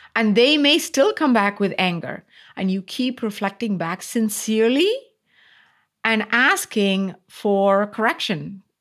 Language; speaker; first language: English; non-native, local second language; Tamil